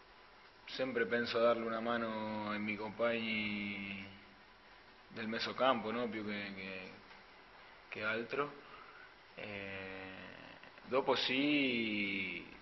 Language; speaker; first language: Italian; non-native, fluent; Spanish